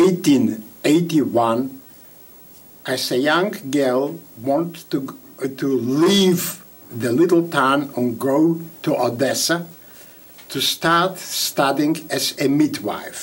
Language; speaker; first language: English; non-native, fluent; Yiddish